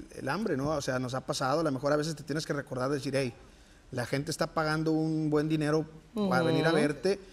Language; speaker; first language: Spanish; native; Spanish